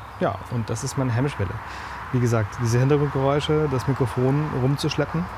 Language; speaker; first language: German; native; German